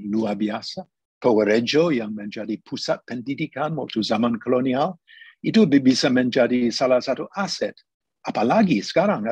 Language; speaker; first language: Indonesian; non-native, fluent; English